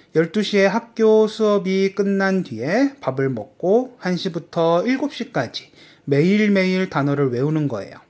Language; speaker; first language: Korean; native; Korean